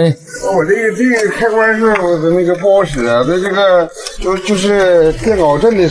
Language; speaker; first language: Chinese; native; Chinese